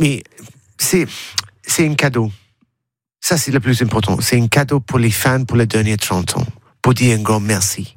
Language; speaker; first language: French; non-native, learner; English